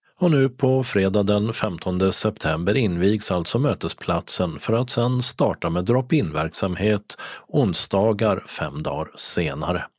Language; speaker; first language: Swedish; native; Swedish